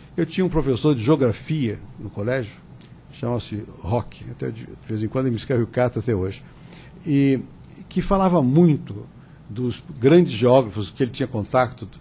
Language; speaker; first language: Portuguese; native; Portuguese